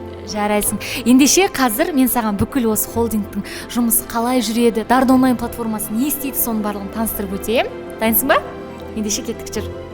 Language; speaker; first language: Kazakh; native; Kazakh